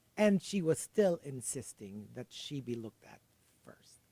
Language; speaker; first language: English; non-native, local second language; Filipino